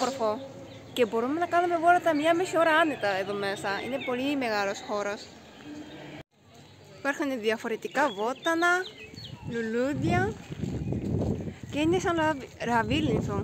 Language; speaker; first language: Greek; non-native, fluent; Japanese